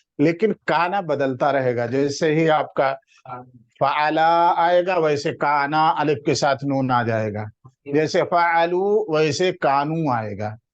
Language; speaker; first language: Urdu; native; Urdu